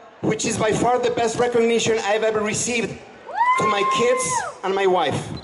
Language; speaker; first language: English; non-native, fluent; Spanish